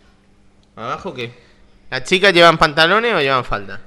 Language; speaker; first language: Spanish; native; Spanish